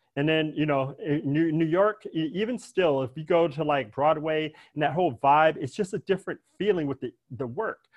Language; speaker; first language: English; native; English